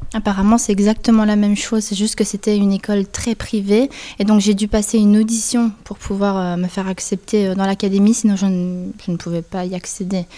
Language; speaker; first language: French; early bilingual, other home language; Spanish